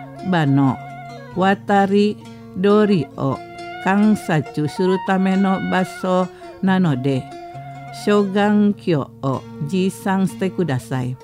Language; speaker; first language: Japanese; non-native, fluent; Indonesian